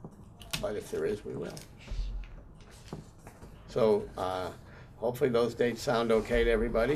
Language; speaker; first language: English; native; English